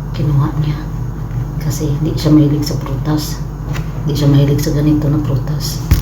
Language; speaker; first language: Filipino; non-native, local second language; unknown